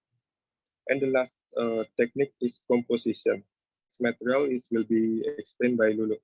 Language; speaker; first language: English; non-native, learner; Indonesian